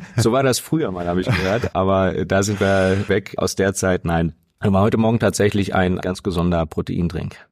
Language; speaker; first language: German; native; German